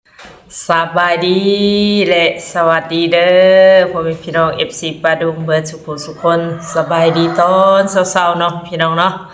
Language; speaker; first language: Thai; non-native, local second language; Lao